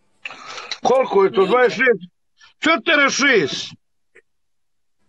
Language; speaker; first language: Russian; non-native, learner; Bosnian